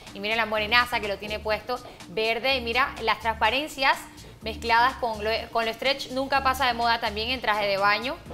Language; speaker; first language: Spanish; native; Spanish